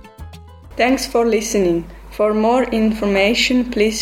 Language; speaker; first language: English; non-native, learner; Swiss German